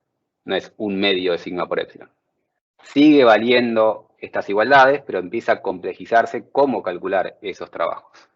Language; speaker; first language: Spanish; native; Spanish